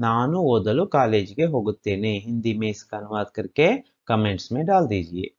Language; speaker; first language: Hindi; non-native, local second language; Kannada